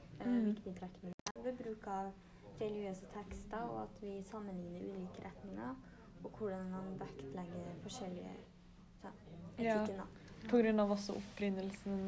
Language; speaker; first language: Norwegian; native; Norwegian